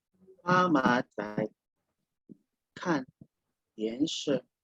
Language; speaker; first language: Chinese; non-native, learner; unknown